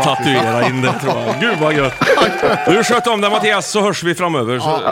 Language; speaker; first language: Swedish; native; Swedish